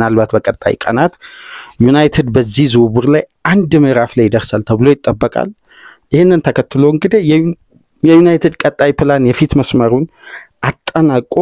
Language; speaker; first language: Amharic; native; Amharic